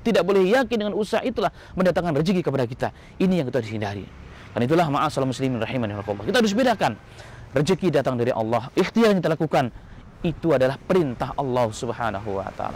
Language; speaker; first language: Indonesian; native; Indonesian